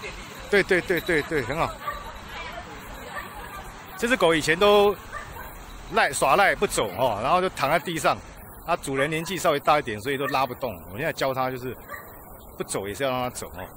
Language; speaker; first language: Chinese; native; Chinese